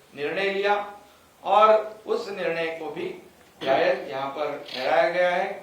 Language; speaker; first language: Hindi; non-native, local second language; Marathi